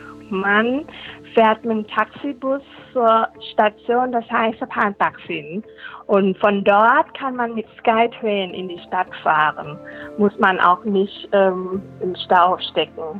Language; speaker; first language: German; non-native, learner; Thai